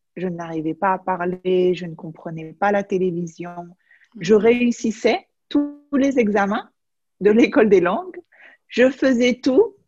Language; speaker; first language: French; native; French